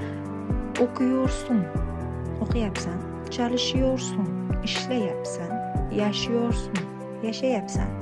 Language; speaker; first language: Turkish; non-native, fluent; Uzbek